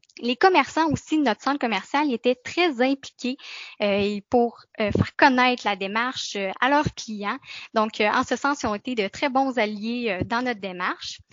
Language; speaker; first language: French; native; French